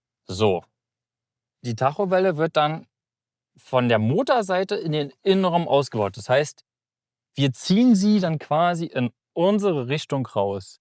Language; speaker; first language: German; native; German